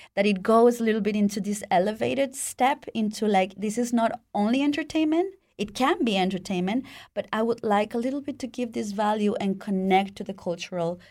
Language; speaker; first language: English; non-native, fluent; Spanish